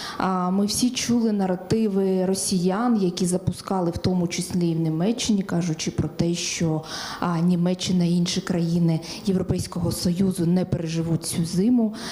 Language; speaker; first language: Ukrainian; native; Ukrainian